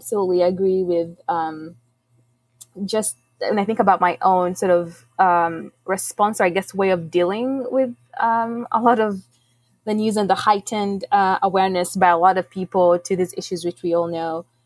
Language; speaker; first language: English; non-native, local second language; Ganda